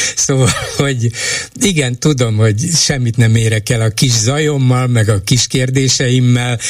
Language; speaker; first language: Hungarian; native; Hungarian